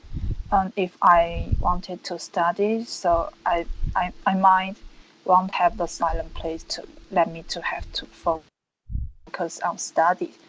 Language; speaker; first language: English; non-native, learner; Chinese